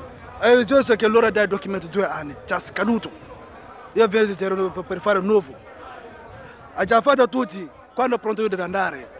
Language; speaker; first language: Italian; non-native, learner; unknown